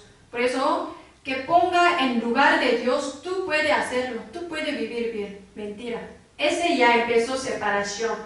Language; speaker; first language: Spanish; non-native, learner; Korean